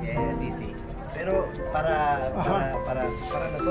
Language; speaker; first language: Spanish; non-native, learner; Filipino